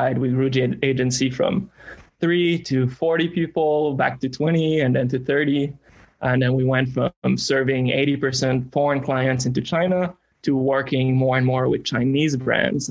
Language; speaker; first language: English; native; English